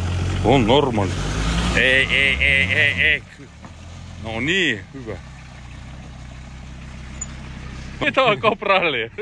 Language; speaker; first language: Finnish; non-native, learner; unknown